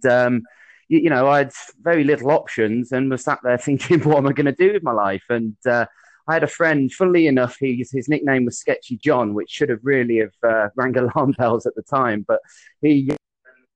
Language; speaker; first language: English; native; English